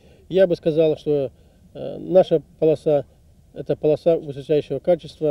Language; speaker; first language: Russian; native; Russian